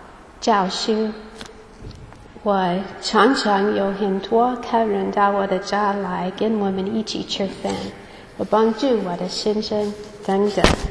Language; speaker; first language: Chinese; non-native, fluent; English